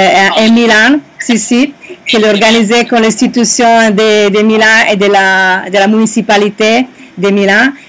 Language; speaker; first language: French; non-native, learner; Italian